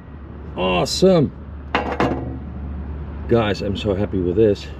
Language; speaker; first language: English; non-native, fluent; Dutch